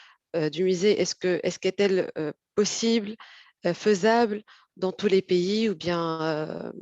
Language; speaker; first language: French; non-native, fluent; Arabic